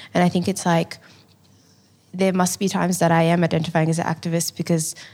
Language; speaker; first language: English; native; English